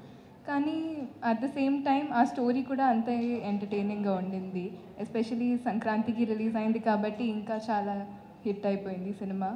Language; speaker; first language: Telugu; non-native, fluent; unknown